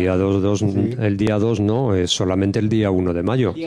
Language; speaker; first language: Spanish; native; Spanish